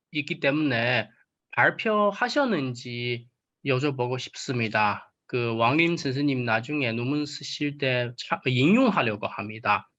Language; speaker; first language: Korean; non-native, fluent; Chinese